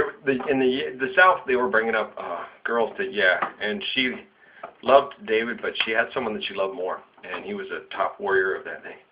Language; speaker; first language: English; native; English